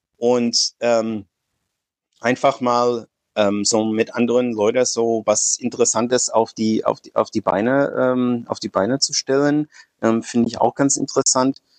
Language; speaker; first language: German; non-native, fluent; English